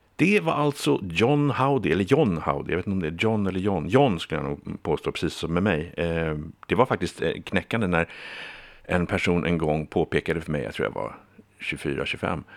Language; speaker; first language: Swedish; early bilingual, heritage; Swedish